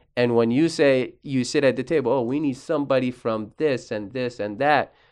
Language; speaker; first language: English; early bilingual, other home language; Arabic